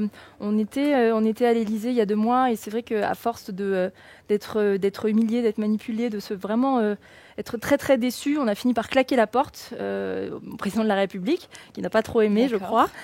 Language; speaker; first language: French; native; French